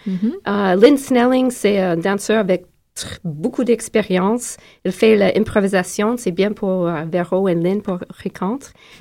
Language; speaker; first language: French; non-native, learner; English